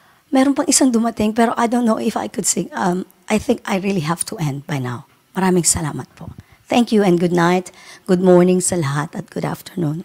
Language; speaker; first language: English; non-native, local second language; Filipino